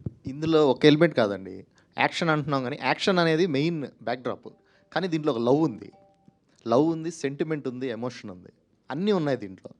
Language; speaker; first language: Telugu; native; Telugu